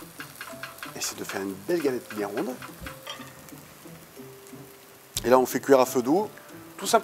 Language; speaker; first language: French; native; French